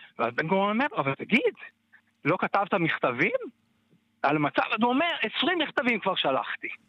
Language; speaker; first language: Hebrew; native; Hebrew